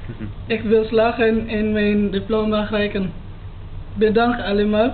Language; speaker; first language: Dutch; non-native, learner; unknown